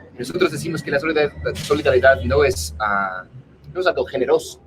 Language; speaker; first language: Spanish; non-native, fluent; English